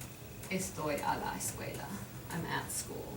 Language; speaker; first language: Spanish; non-native, fluent; English